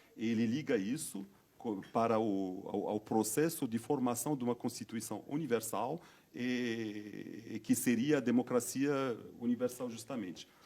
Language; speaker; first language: Portuguese; non-native, fluent; Berber languages